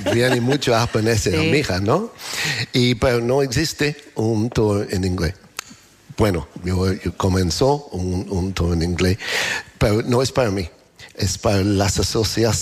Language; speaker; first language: Spanish; non-native, learner; English